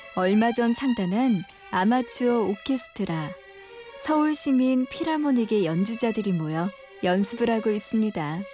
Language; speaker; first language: Korean; native; Korean